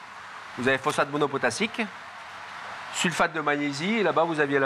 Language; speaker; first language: French; native; French